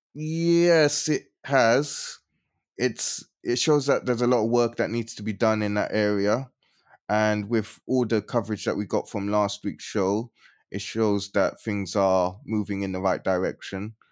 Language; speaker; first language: English; native; English